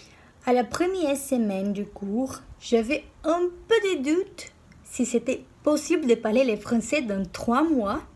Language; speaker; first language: French; non-native, learner; Portuguese